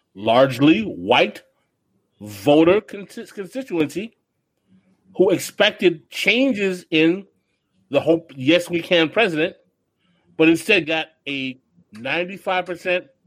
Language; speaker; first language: English; early bilingual, other home language; Haitian Creole